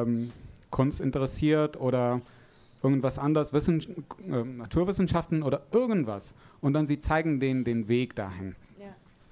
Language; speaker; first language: German; non-native, fluent; Arabic